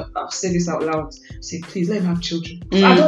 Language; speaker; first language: English; native; English